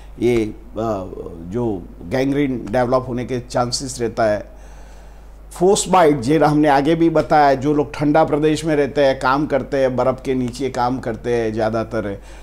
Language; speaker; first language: Hindi; non-native, local second language; Gujarati